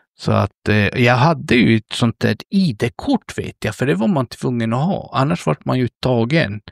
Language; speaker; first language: Swedish; early bilingual, other home language; Spanish